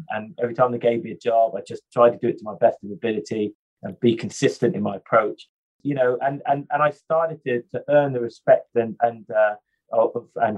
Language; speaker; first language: English; native; English